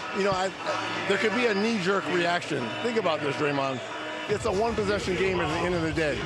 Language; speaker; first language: English; native; English